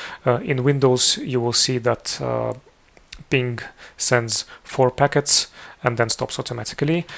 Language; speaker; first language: English; non-native, fluent; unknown